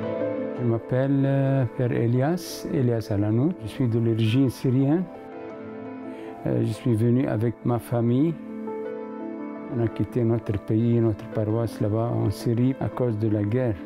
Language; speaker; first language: French; non-native, fluent; Arabic